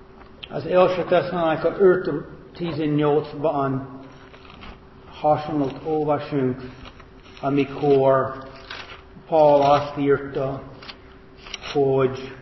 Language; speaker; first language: Hungarian; non-native, fluent; English